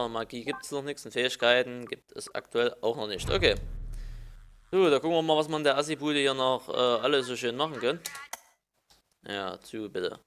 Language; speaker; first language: German; native; German